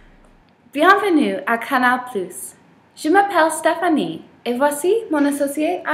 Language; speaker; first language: French; non-native, learner; English